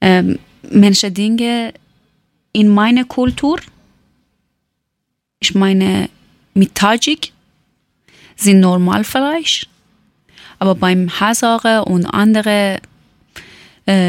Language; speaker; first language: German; non-native, learner; Persian